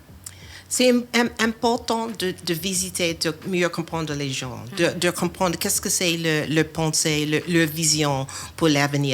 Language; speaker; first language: French; non-native, fluent; English